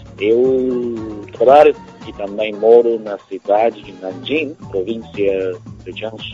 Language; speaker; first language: Portuguese; non-native, fluent; Chinese